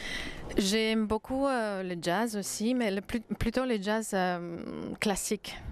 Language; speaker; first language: French; non-native, fluent; Greek